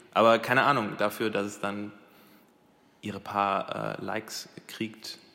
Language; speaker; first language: German; early bilingual, other home language; Arabic